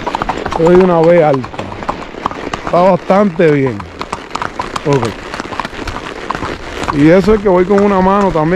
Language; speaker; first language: Spanish; native; Spanish